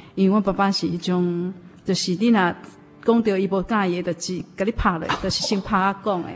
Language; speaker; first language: Min Nan Chinese; native; Min Nan Chinese